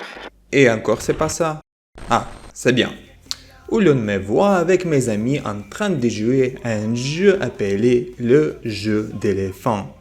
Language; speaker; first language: French; non-native, fluent; Russian